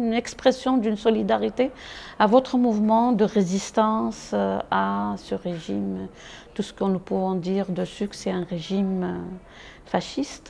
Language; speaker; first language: French; non-native, local second language; Arabic